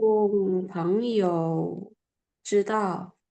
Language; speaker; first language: Chinese; non-native, learner; Indonesian